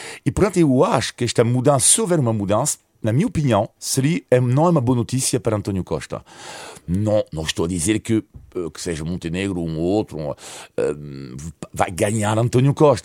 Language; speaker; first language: Portuguese; non-native, fluent; French